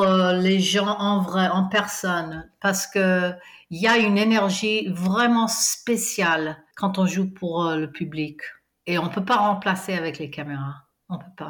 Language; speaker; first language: French; non-native, fluent; English